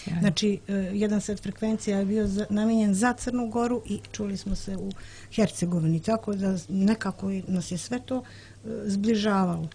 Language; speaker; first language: Serbian; native; Serbian